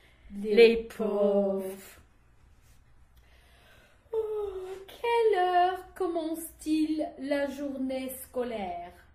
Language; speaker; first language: French; non-native, learner; English